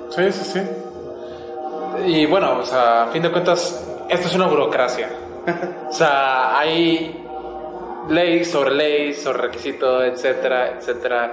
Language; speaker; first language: Spanish; native; Spanish